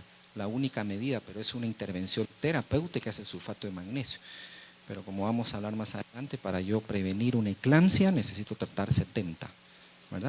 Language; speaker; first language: Spanish; native; Spanish